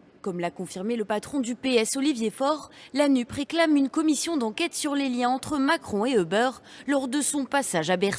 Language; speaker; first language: French; native; French